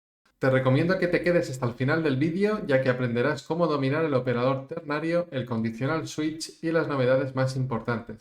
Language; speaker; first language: Spanish; native; Spanish